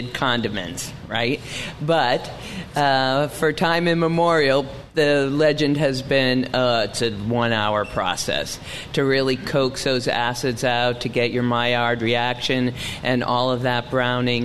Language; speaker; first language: English; native; English